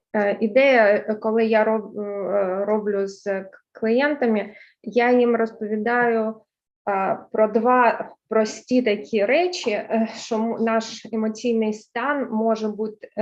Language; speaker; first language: Ukrainian; early bilingual, heritage; Ukrainian